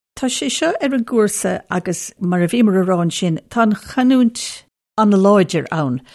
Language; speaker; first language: Irish; native; Irish